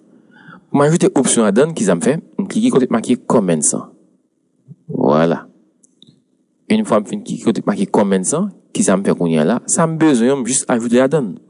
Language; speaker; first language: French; non-native, local second language; Haitian Creole